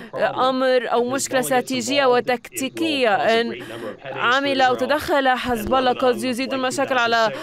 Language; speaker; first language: Arabic; non-native, fluent; English